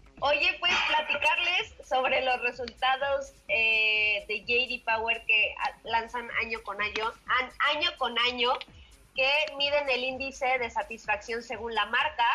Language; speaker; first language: Spanish; native; Spanish